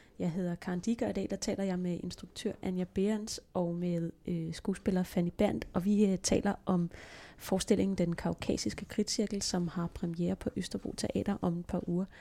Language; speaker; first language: Danish; native; Danish